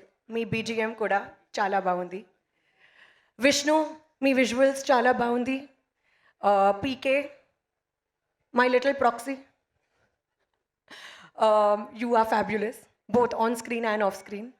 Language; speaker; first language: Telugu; non-native, learner; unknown